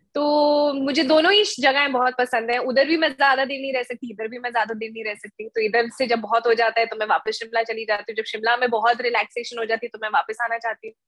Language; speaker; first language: Hindi; native; Hindi